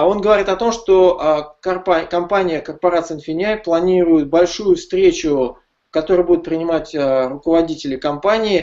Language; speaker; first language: Russian; native; Russian